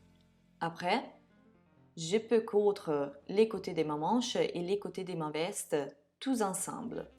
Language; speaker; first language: French; non-native, fluent; Italian